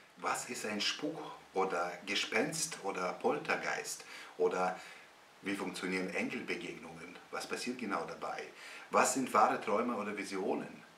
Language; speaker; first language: German; non-native, fluent; Russian